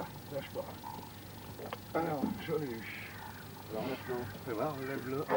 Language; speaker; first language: French; native; French